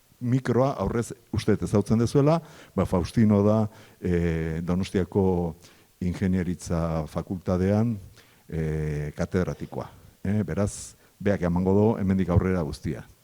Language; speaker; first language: Basque; native; Basque